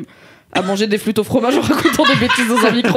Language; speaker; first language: French; native; French